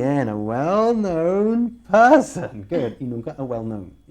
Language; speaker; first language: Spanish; non-native, fluent; English